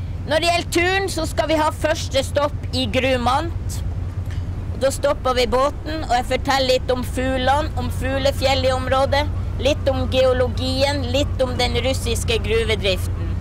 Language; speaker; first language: Norwegian; native; Norwegian